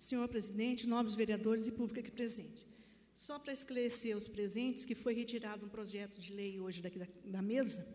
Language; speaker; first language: Portuguese; native; Portuguese